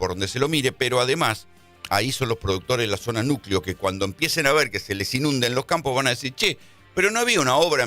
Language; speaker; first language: Spanish; native; Spanish